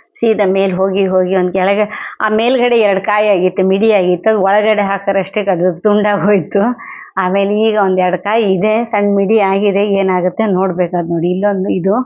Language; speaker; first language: Kannada; non-native, local second language; Telugu